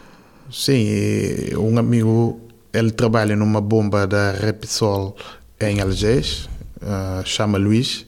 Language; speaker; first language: Portuguese; non-native, local second language; Kabuverdianu